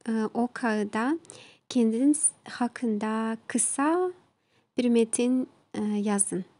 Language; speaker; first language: Turkish; non-native, learner; Kazakh